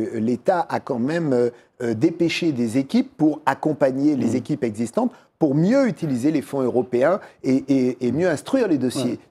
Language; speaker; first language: French; native; French